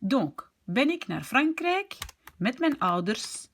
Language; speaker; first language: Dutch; non-native, fluent; French